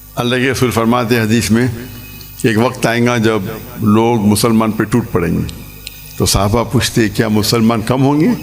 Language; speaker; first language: Urdu; non-native, local second language; English